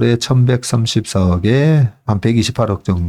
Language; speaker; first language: Korean; native; Korean